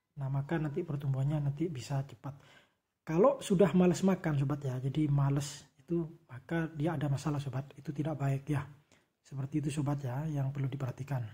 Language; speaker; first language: Indonesian; non-native, local second language; Javanese